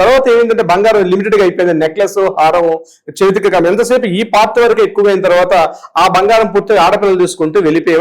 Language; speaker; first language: Telugu; native; Telugu